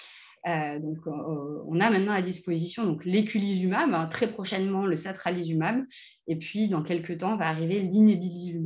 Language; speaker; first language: French; native; French